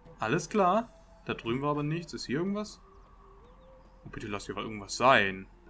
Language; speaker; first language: German; native; German